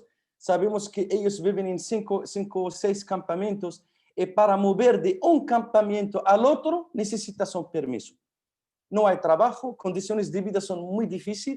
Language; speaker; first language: Spanish; non-native, fluent; Arabic